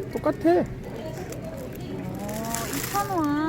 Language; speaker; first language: Korean; non-native, learner; Vietnamese